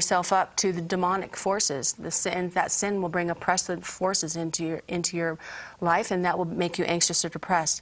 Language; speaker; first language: English; native; English